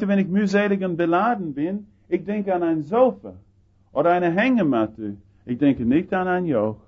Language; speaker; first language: German; non-native, fluent; English